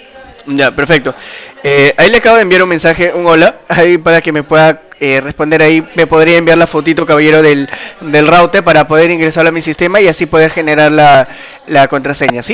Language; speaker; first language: Spanish; native; Spanish